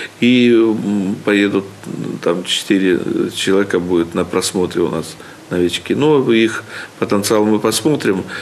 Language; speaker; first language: Russian; native; Russian